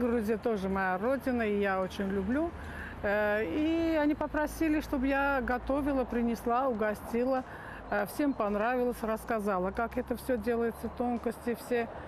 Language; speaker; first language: Russian; non-native, local second language; Armenian